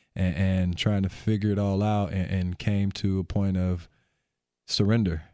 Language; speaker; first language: English; native; English